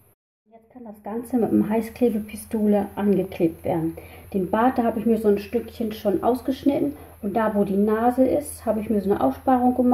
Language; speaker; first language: German; native; German